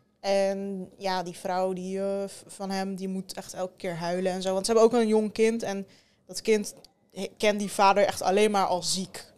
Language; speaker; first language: Dutch; early bilingual, other home language; Turkish